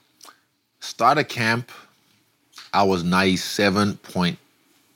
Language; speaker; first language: English; non-native, local second language; Yoruba